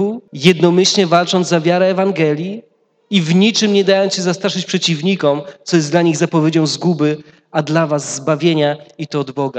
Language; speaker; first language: Polish; native; Polish